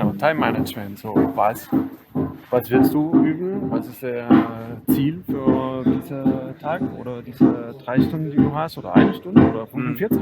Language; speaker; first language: German; non-native, fluent; Spanish